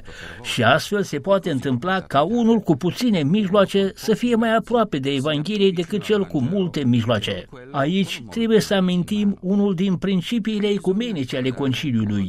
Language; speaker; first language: Romanian; native; Romanian